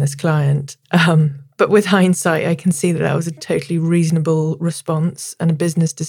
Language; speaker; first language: English; native; English